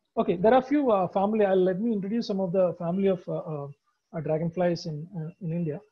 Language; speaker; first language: English; non-native, local second language; Malayalam